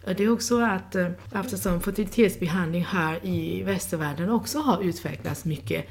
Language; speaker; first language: Swedish; non-native, fluent; Chinese